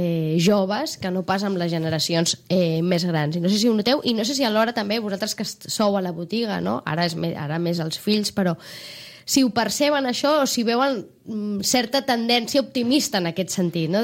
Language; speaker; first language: Catalan; native; Catalan